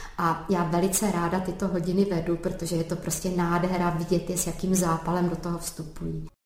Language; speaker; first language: Czech; native; Czech